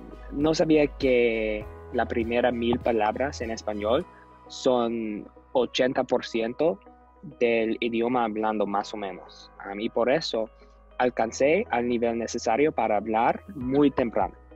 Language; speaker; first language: Spanish; non-native, learner; English